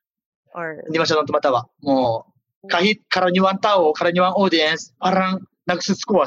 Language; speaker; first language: Filipino; non-native, learner; Japanese